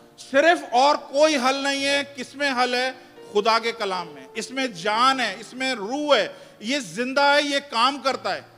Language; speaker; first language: Urdu; non-native, local second language; Punjabi